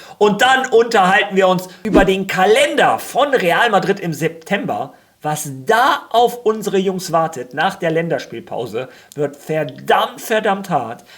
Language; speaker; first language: German; early bilingual, other home language; Spanish